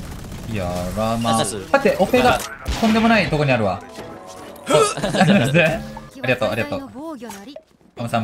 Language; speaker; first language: Japanese; native; Japanese